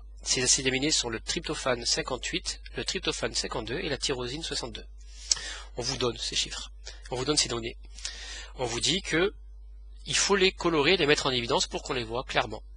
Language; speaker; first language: French; native; French